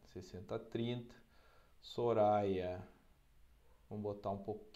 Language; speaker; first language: Portuguese; native; Portuguese